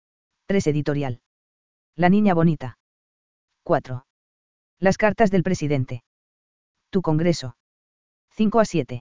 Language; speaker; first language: Spanish; native; Spanish